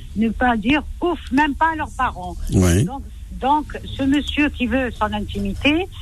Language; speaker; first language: French; non-native, local second language; Arabic